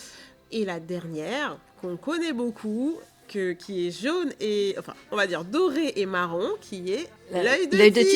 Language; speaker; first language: French; native; French